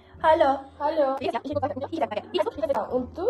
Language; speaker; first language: German; non-native, learner; Turkish